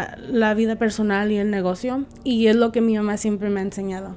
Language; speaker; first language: Spanish; early bilingual, heritage; Spanish